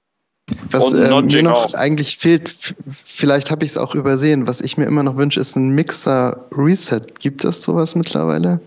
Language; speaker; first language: German; native; German